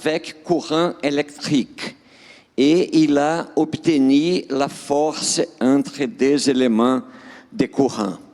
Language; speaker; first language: French; non-native, fluent; Portuguese